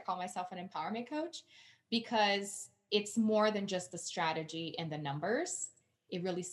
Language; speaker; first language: English; non-native, fluent; Portuguese